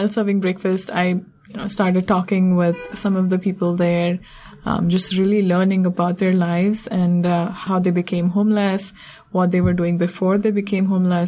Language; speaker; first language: English; non-native, local second language; Hindi